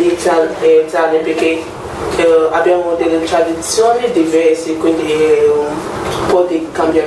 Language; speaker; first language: Italian; non-native, learner; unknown